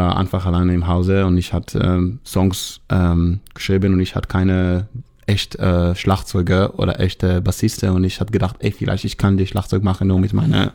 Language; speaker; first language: German; non-native, learner; Hebrew